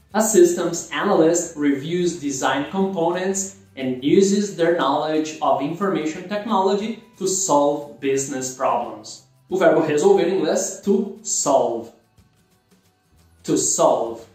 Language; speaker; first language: English; non-native, fluent; Portuguese